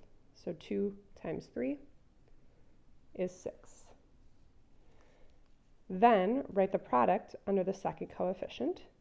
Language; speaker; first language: English; native; English